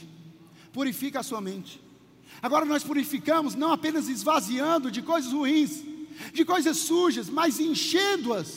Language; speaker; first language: Portuguese; native; Portuguese